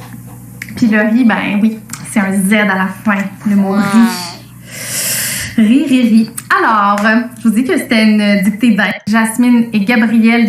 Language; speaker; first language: French; native; French